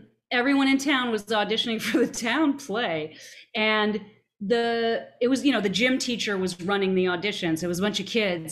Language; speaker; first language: English; native; English